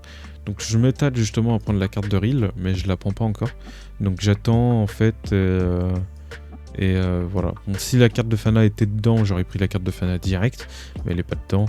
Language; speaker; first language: French; native; French